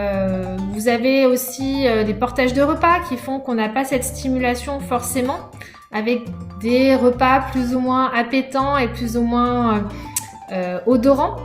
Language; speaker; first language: French; native; French